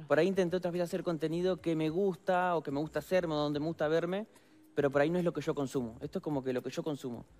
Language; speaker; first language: Spanish; native; Spanish